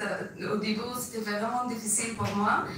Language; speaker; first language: French; non-native, fluent; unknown